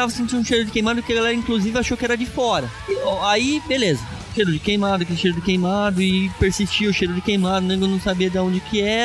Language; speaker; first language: Portuguese; native; Portuguese